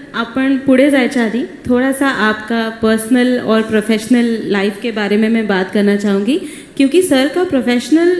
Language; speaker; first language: Hindi; non-native, local second language; Marathi